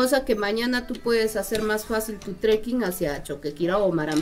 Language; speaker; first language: Spanish; native; Spanish